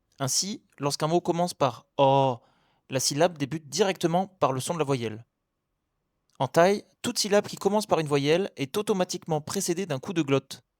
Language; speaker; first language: French; native; French